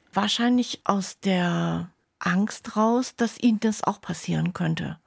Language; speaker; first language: German; native; German